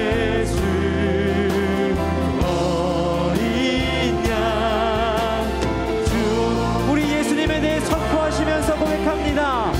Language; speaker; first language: Korean; native; Korean